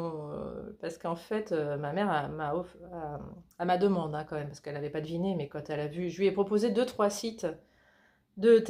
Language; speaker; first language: French; native; French